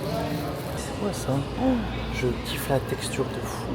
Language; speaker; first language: French; native; French